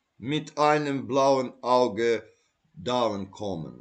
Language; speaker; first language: German; non-native, learner; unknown